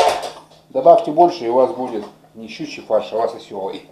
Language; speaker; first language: Russian; native; Russian